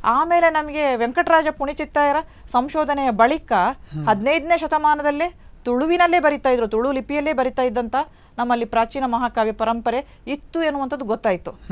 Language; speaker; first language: Kannada; non-native, local second language; Tulu